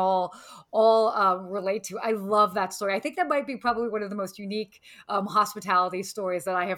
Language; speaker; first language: English; native; English